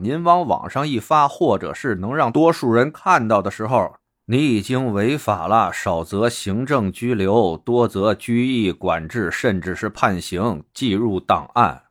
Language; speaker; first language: Chinese; native; Chinese